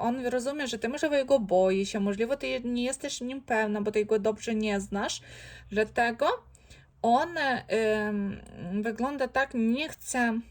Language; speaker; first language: Polish; non-native, fluent; Ukrainian